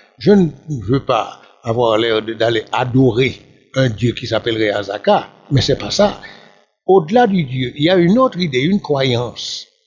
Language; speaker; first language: French; non-native, local second language; Haitian Creole